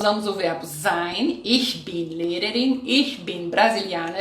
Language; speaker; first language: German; non-native, fluent; Portuguese